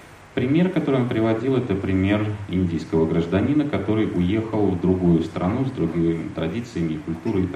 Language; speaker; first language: Russian; native; Russian